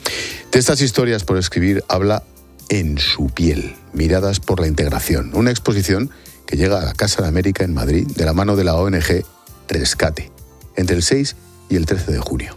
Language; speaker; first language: Spanish; native; Spanish